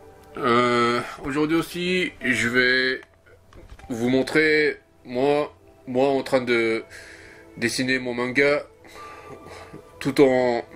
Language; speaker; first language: French; non-native, fluent; Japanese